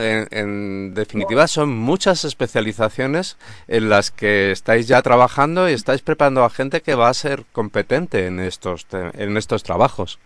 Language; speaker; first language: Spanish; native; Spanish